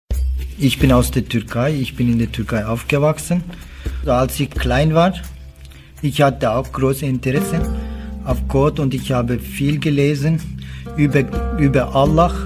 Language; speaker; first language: German; non-native, learner; Turkish